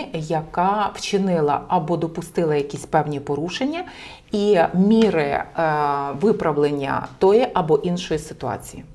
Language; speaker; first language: Ukrainian; native; Ukrainian